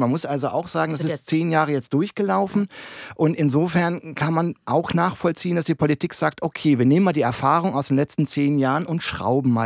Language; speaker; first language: German; native; German